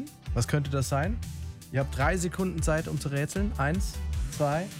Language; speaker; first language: German; native; German